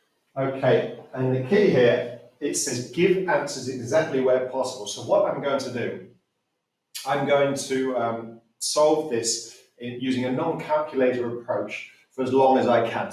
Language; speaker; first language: English; native; English